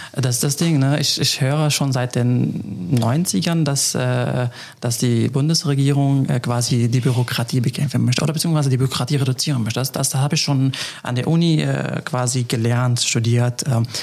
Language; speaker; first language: German; non-native, fluent; Arabic